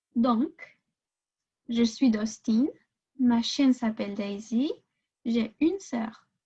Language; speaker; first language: French; non-native, fluent; English